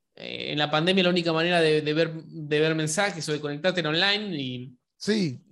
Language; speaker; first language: Spanish; native; Spanish